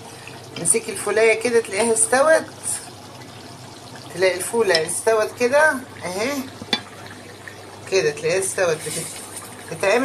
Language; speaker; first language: Arabic; native; Arabic